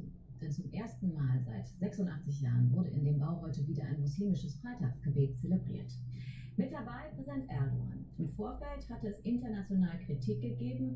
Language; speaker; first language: German; native; German